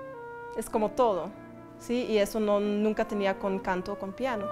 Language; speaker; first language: Spanish; non-native, fluent; Dutch